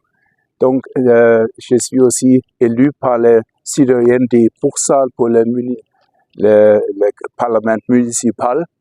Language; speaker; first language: French; non-native, fluent; German